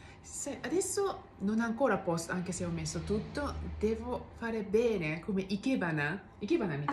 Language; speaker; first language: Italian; non-native, learner; Japanese